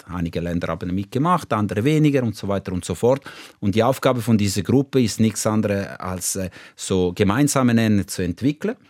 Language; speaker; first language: German; non-native, local second language; Italian